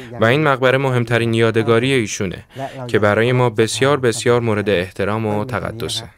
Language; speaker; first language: Persian; non-native, fluent; Thai